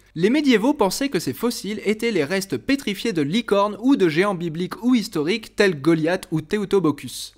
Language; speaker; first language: French; native; French